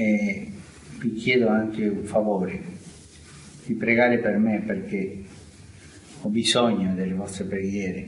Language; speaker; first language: Italian; non-native, fluent; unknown